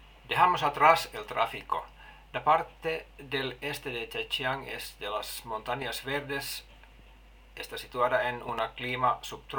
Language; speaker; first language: Spanish; non-native, learner; Finnish